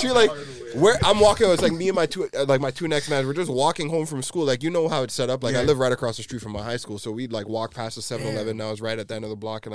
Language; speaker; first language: English; native; English